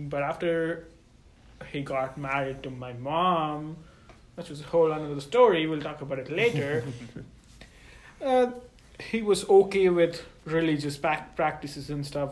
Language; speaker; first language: English; non-native, local second language; Telugu